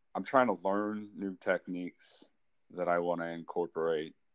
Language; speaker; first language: English; native; English